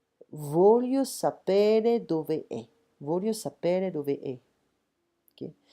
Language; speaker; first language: Italian; non-native, fluent; French